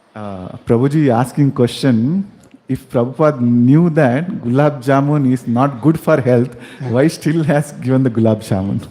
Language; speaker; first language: English; non-native, local second language; Kannada